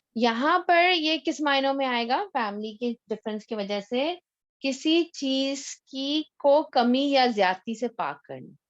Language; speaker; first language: Urdu; native; Urdu